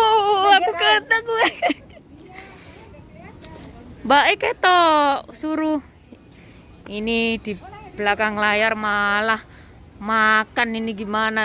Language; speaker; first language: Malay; non-native, local second language; Javanese